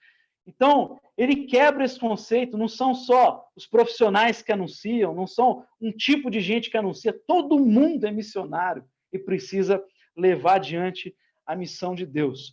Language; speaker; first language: Portuguese; native; Portuguese